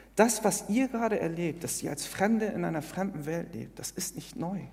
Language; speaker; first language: German; early bilingual, other home language; Korean